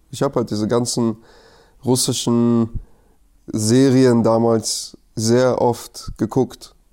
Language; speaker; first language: German; early bilingual, other home language; Russian